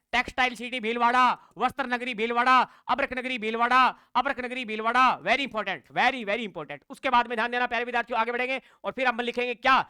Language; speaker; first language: Hindi; native; Hindi